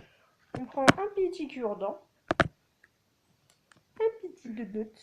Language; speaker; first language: French; native; French